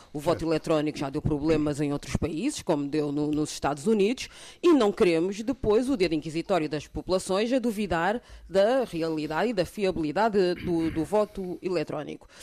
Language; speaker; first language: Portuguese; early bilingual, other home language; Kabuverdianu